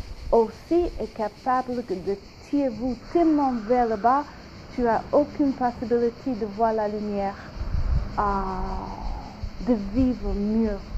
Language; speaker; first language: French; non-native, fluent; English